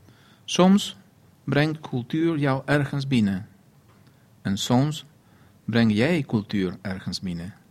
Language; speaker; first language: Dutch; non-native, fluent; Spanish